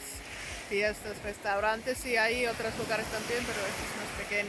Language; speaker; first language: Spanish; non-native, learner; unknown